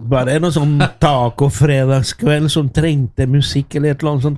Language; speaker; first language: Norwegian; non-native, fluent; Spanish